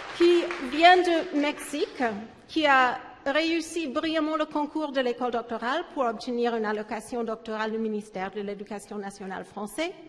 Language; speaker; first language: French; native; French